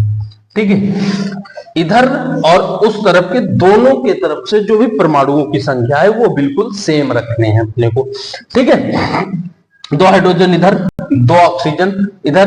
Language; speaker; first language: Hindi; native; Hindi